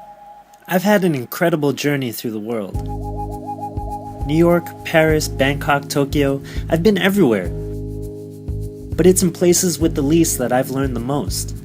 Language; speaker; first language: English; early bilingual, other home language; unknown